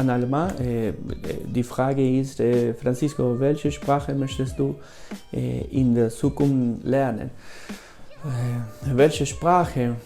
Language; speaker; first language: German; non-native, fluent; Spanish